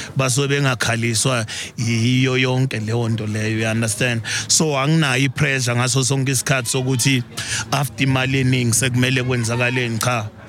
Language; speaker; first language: Zulu; native; Zulu